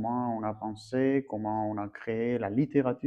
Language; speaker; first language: French; non-native, fluent; Armenian